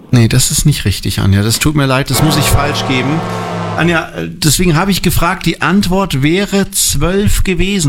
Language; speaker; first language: German; native; German